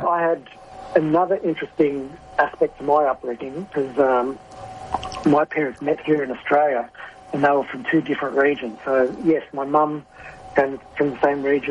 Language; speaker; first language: English; non-native, local second language; Italian